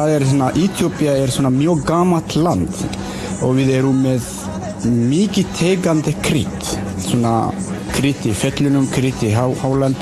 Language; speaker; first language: Icelandic; non-native, learner; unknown